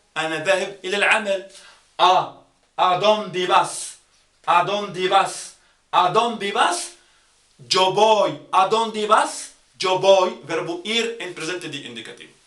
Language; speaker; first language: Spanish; non-native, fluent; Arabic